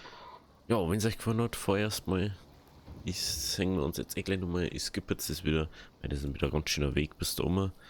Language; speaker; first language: German; native; German